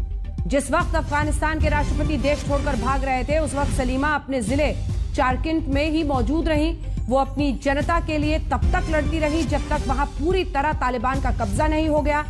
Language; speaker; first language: Hindi; native; Hindi